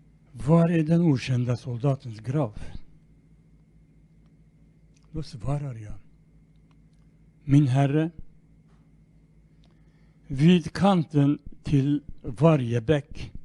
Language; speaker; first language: Swedish; non-native, fluent; Kurdish